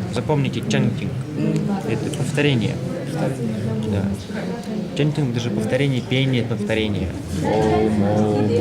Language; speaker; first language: Russian; native; Russian